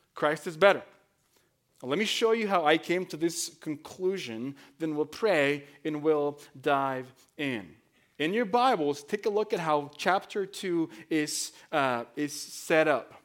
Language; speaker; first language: English; non-native, fluent; Spanish